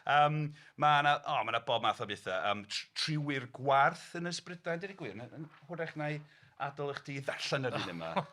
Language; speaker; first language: Welsh; native; Welsh